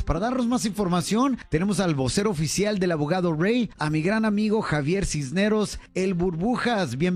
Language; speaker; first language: Spanish; native; Spanish